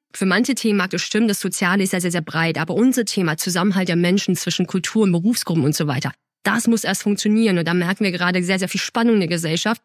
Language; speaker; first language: German; early bilingual, other home language; Chinese